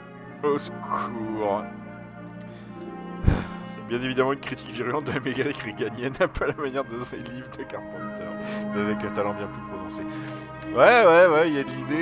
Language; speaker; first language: French; native; French